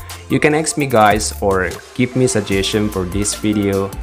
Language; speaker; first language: English; non-native, fluent; Indonesian